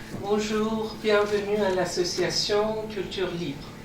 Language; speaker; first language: French; non-native, fluent; Persian